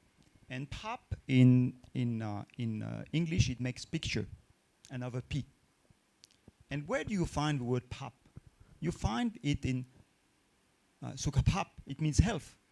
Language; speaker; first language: English; non-native, fluent; French